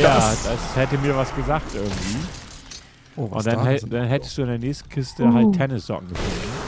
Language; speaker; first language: German; native; German